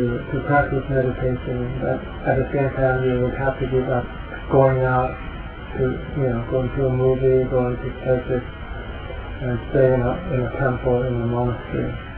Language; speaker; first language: English; non-native, fluent; Thai